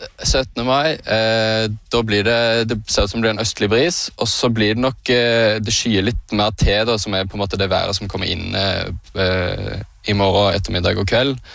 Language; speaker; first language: Norwegian; native; Norwegian